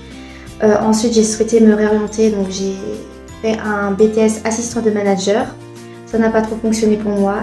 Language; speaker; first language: French; native; French